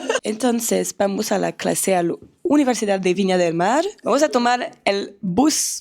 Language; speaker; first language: Spanish; non-native, learner; French